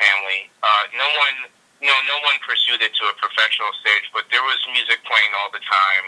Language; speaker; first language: English; native; English